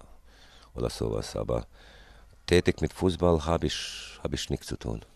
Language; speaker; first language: German; non-native, fluent; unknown